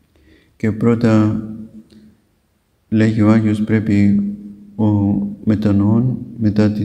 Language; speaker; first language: Greek; native; Greek